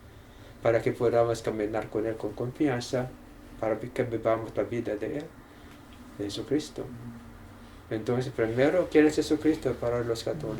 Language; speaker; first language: Spanish; non-native, learner; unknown